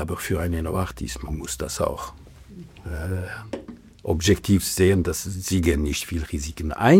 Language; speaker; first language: German; non-native, local second language; French